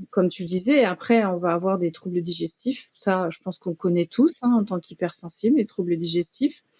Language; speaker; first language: French; native; French